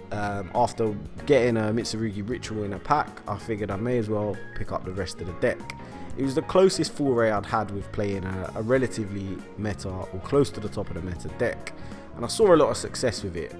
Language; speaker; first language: English; native; English